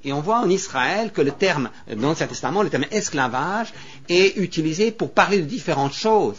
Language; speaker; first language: French; native; French